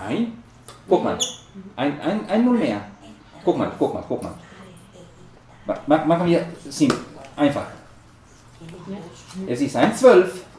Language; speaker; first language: German; non-native, learner; Spanish